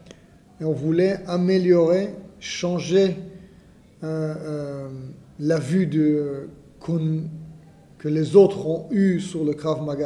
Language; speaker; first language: French; non-native, fluent; Hebrew